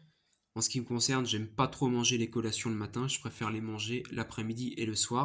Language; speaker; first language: French; native; French